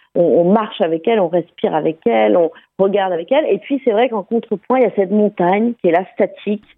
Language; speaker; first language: French; native; French